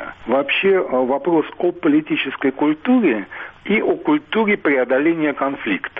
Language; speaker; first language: Russian; native; Russian